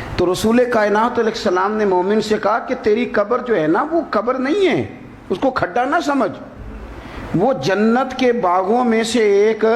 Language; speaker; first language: Urdu; non-native, local second language; Punjabi